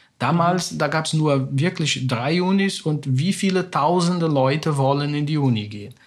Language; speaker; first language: German; non-native, fluent; Spanish